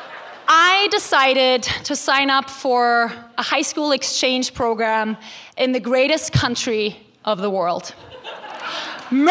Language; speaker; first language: English; non-native, fluent; German